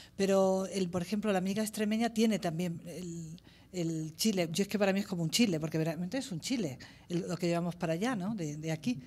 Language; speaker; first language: Spanish; native; Spanish